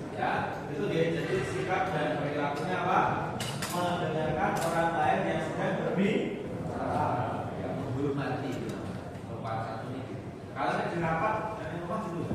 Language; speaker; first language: Indonesian; native; Indonesian